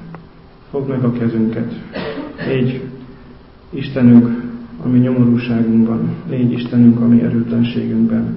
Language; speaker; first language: Hungarian; native; Hungarian